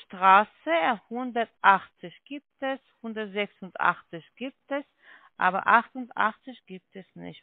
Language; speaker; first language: German; non-native, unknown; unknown